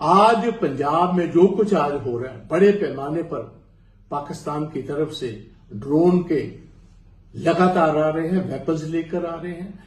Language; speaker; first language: Hindi; non-native, local second language; Punjabi